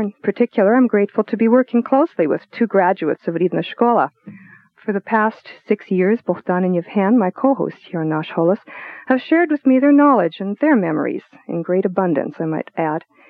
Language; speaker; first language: English; native; English